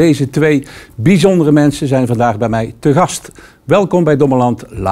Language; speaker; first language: Dutch; native; Dutch